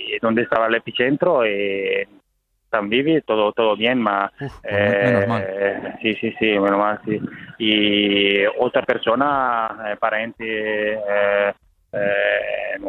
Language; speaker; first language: Spanish; non-native, learner; Italian